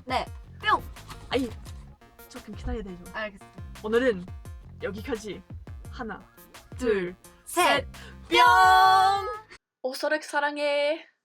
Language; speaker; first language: Korean; non-native, learner; English